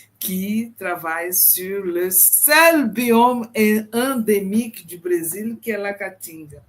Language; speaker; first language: French; non-native, fluent; Portuguese